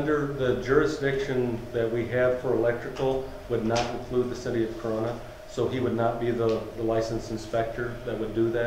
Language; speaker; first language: English; native; English